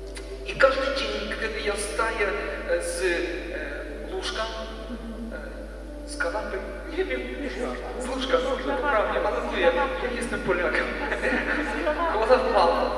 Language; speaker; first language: Polish; non-native, learner; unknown